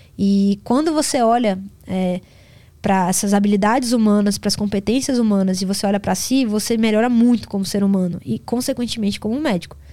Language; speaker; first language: Portuguese; native; Portuguese